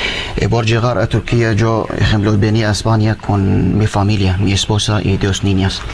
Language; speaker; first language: Spanish; non-native, learner; Arabic